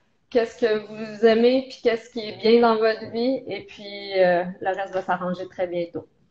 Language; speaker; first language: French; native; French